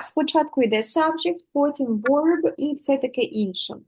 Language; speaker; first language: Russian; native; Russian